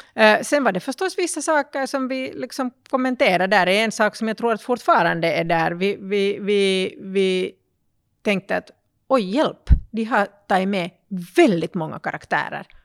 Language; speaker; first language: Swedish; native; Swedish